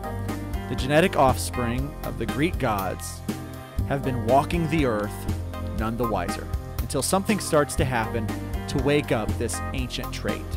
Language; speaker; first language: English; native; English